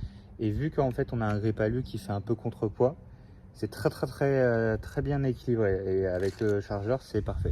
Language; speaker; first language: French; native; French